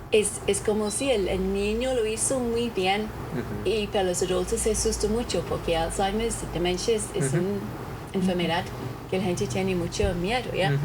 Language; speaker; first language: Spanish; non-native, fluent; English